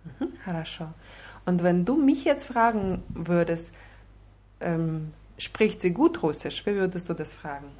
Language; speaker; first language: German; non-native, fluent; Russian